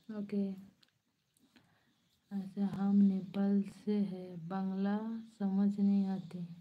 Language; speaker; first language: Hindi; non-native, local second language; Bangla